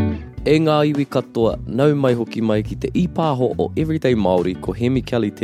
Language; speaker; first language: Māori; non-native, local second language; English